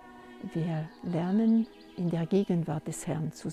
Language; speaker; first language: German; non-native, fluent; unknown